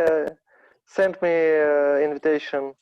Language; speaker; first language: English; non-native, learner; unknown